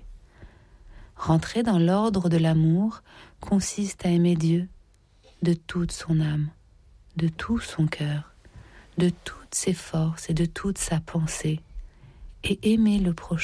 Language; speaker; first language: French; native; French